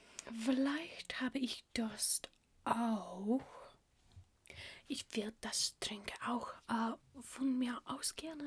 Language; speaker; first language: German; non-native, learner; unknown